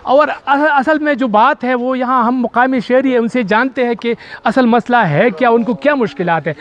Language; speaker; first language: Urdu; non-native, local second language; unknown